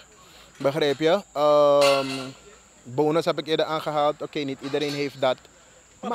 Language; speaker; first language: Dutch; native; Dutch